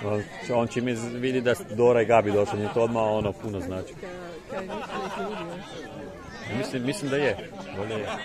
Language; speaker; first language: Serbian; native; Serbian